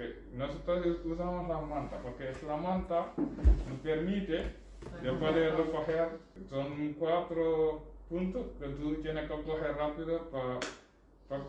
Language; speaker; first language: Spanish; non-native, fluent; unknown